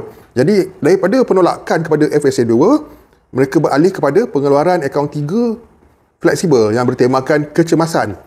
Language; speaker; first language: Malay; native; Malay